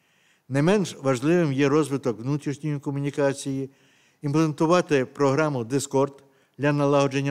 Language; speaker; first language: Ukrainian; native; Ukrainian